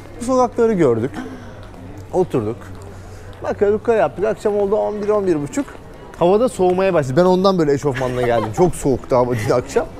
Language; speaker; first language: Turkish; native; Turkish